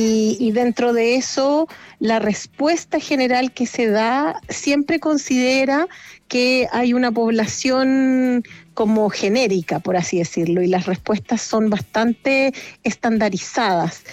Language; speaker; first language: Spanish; native; Spanish